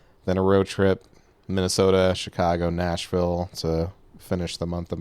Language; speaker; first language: English; native; English